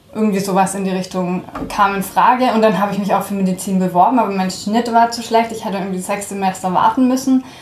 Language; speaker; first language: German; early bilingual, heritage; German